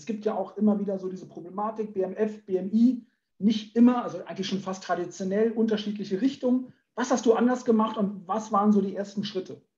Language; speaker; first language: German; native; German